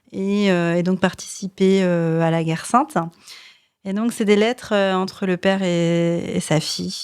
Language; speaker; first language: French; native; French